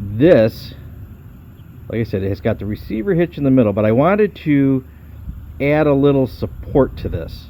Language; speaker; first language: English; native; English